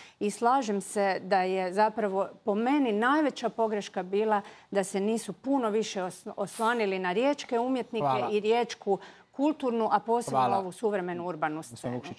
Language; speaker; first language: Croatian; native; Croatian